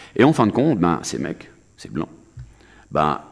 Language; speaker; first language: French; native; French